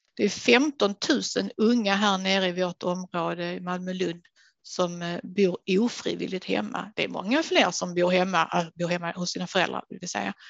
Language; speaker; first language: Swedish; native; Swedish